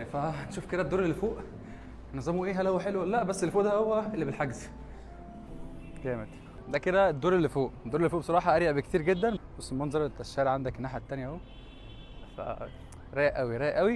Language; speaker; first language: Arabic; native; Arabic